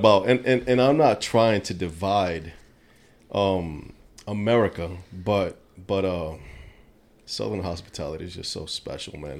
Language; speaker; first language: English; native; English